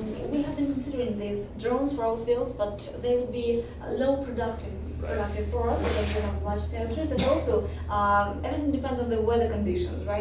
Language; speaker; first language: English; non-native, fluent; Russian